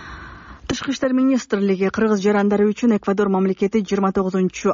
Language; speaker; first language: Kyrgyz; native; Kyrgyz